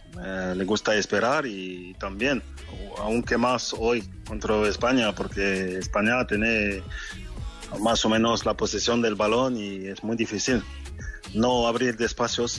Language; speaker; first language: Spanish; non-native, fluent; French